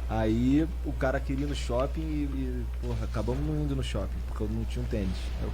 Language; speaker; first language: Portuguese; native; Portuguese